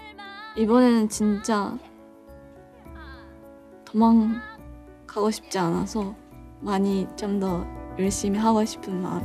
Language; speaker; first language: Korean; non-native, fluent; Japanese